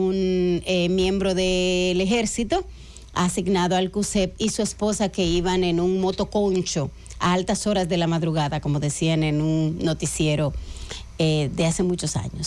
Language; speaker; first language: Spanish; native; Spanish